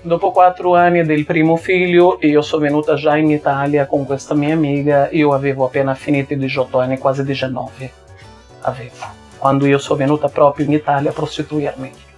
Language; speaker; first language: Italian; non-native, fluent; Portuguese